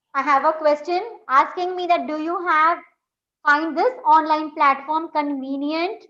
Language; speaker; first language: English; non-native, local second language; Gujarati